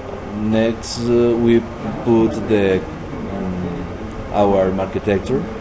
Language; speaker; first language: English; non-native, learner; Spanish